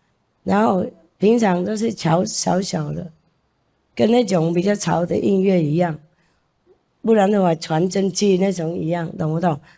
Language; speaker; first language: Chinese; non-native, fluent; Vietnamese